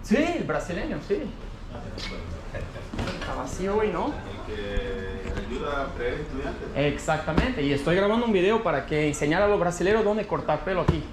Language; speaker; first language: Spanish; non-native, fluent; Portuguese